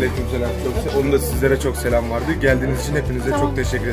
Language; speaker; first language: Turkish; native; Turkish